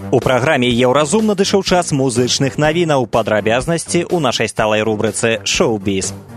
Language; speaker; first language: Belarusian; native; Belarusian